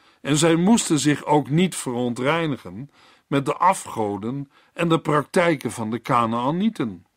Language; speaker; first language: Dutch; native; Dutch